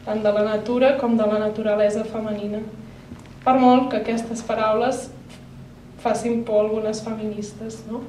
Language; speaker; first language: Catalan; native; Catalan